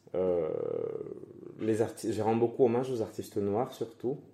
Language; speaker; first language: French; non-native, fluent; Spanish